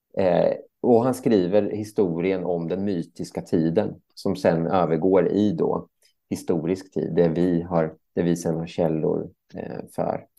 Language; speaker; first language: Swedish; native; Swedish